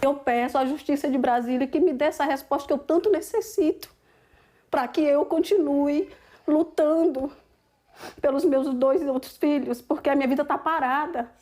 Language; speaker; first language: Portuguese; native; Portuguese